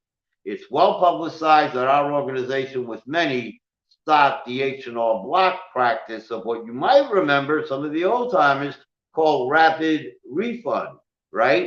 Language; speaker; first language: English; native; English